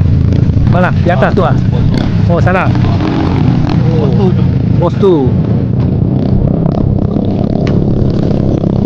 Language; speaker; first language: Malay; non-native, local second language; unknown